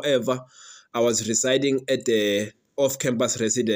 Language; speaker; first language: English; non-native, local second language; Swati